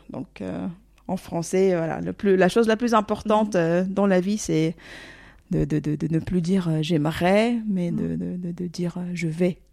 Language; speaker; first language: French; early bilingual, other home language; Russian